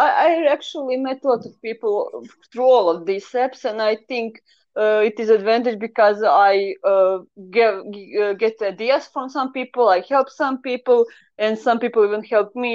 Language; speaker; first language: English; non-native, fluent; Croatian